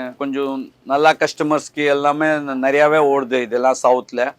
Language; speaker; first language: Tamil; non-native, learner; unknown